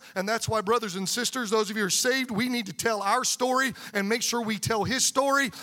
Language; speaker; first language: English; native; English